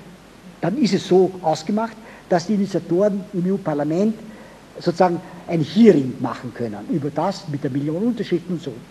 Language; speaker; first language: German; native; German